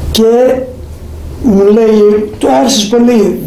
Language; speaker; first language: Greek; early bilingual, heritage; Greek